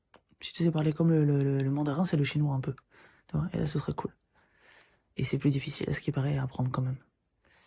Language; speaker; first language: French; native; French